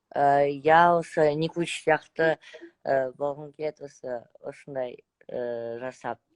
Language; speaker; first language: Kazakh; non-native, local second language; Russian